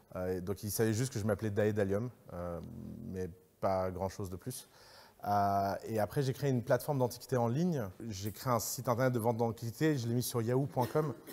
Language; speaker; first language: French; early bilingual, other home language; Arabic